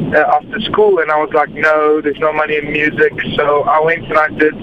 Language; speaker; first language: English; non-native, fluent; Portuguese